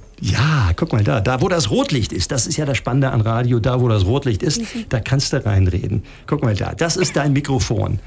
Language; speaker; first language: German; native; German